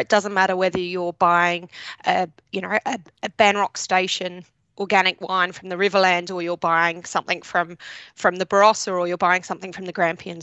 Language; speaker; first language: English; native; English